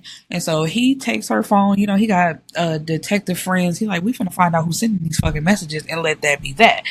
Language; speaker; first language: English; native; English